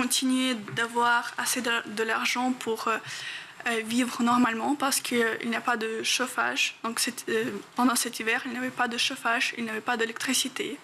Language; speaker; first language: French; non-native, fluent; Ukrainian